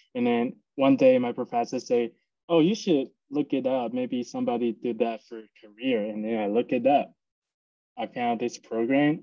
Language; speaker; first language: English; non-native, fluent; Chinese